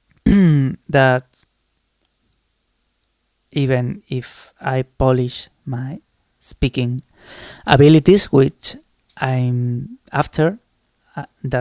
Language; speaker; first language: English; non-native, fluent; Spanish